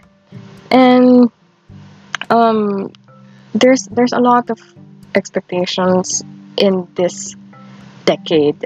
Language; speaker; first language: English; non-native, local second language; Filipino